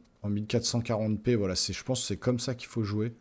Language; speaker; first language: French; native; French